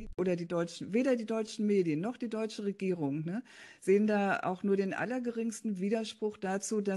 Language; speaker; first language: German; native; German